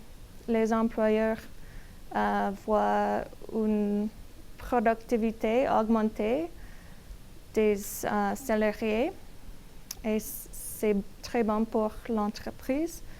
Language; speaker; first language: French; non-native, learner; English